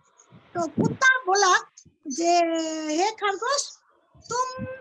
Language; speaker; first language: Hindi; non-native, local second language; Bangla